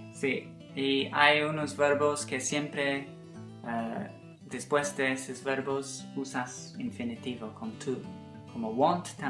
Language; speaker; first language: Spanish; non-native, fluent; English